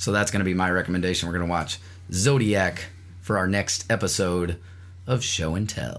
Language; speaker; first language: English; native; English